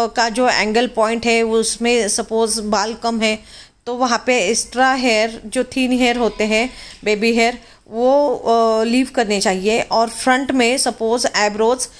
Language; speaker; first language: Hindi; non-native, local second language; Marathi